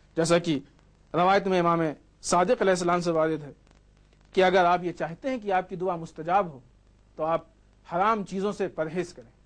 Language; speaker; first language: Urdu; native; Urdu